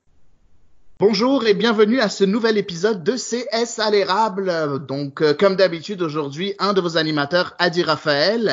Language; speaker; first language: French; native; French